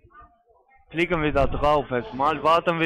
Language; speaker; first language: German; non-native, fluent; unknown